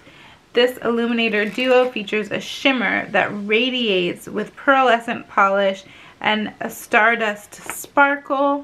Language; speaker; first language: English; native; English